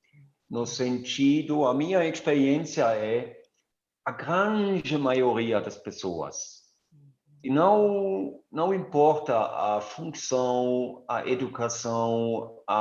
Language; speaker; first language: Portuguese; non-native, fluent; German